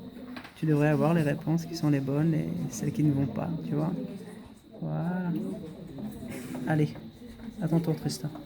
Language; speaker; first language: French; native; French